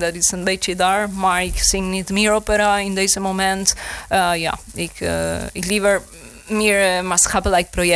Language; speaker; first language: Dutch; non-native, learner; Spanish